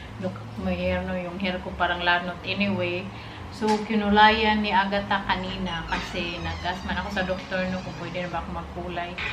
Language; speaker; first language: Filipino; non-native, local second language; Cebuano